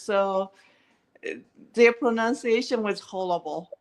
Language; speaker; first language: English; non-native, learner; Japanese